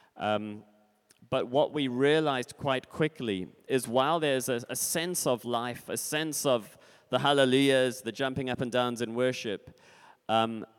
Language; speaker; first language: English; native; English